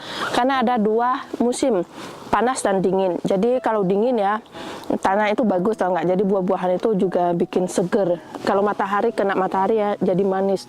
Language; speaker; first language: Indonesian; native; Indonesian